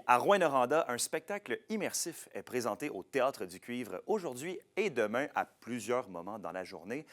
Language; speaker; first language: French; native; French